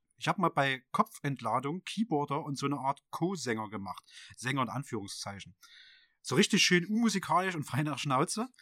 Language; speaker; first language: German; native; German